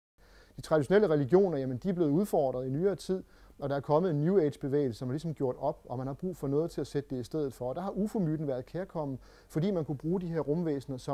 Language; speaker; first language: Danish; native; Danish